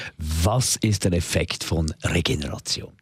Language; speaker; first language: German; native; German